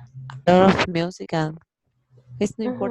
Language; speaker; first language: English; non-native, learner; Spanish